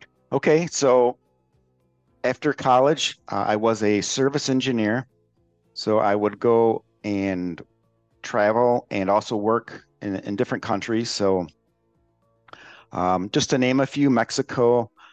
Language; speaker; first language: English; native; English